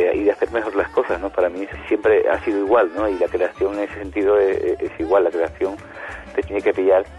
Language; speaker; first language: Spanish; native; Spanish